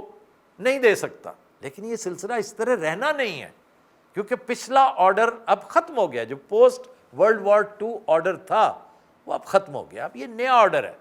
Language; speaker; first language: Urdu; native; Urdu